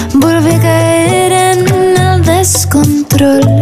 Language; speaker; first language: Spanish; native; Spanish